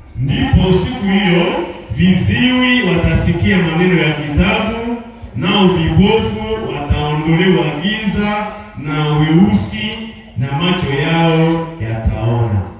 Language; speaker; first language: Swahili; non-native, local second language; Nande